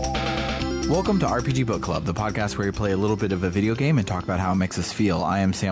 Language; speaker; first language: English; native; English